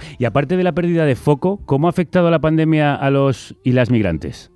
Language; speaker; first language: Spanish; native; Spanish